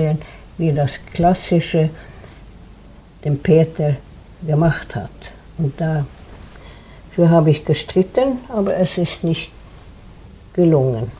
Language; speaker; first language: German; non-native, fluent; Swedish